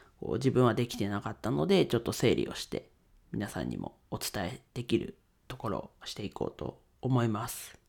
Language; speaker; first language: Japanese; native; Japanese